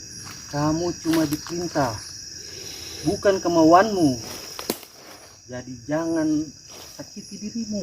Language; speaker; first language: Indonesian; native; Indonesian